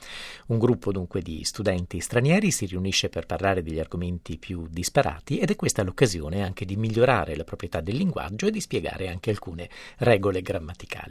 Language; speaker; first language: Italian; native; Italian